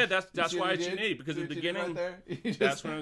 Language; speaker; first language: English; native; English